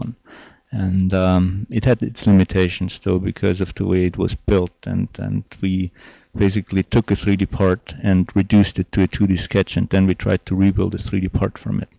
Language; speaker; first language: English; non-native, fluent; German